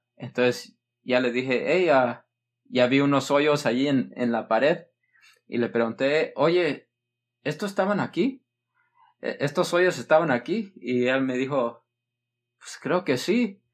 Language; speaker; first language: Spanish; early bilingual, heritage; Spanish